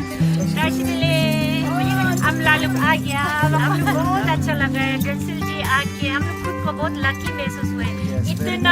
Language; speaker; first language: Hindi; non-native, local second language; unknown